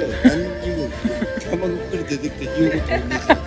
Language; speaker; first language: Japanese; native; Japanese